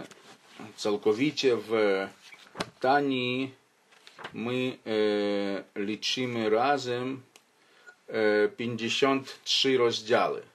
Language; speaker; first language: Polish; non-native, fluent; Ukrainian